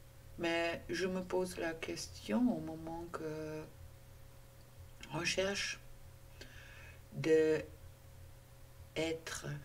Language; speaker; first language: French; non-native, fluent; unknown